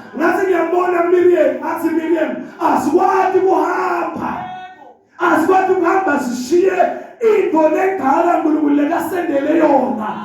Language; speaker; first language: Zulu; non-native, local second language; Swati